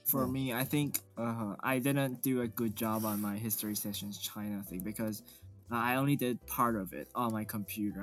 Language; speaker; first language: English; non-native, fluent; Chinese